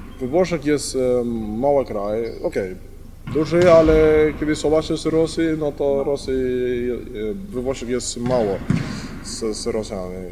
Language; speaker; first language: Polish; non-native, learner; Spanish